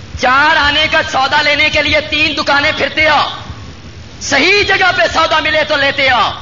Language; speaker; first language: Urdu; non-native, local second language; Punjabi